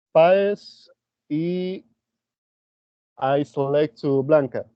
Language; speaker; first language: English; non-native, learner; Spanish